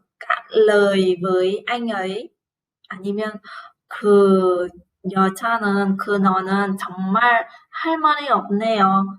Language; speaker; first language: Korean; non-native, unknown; Vietnamese